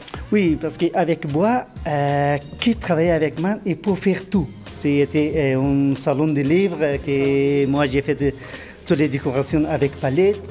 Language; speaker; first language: French; non-native, learner; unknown